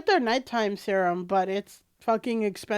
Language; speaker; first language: English; native; English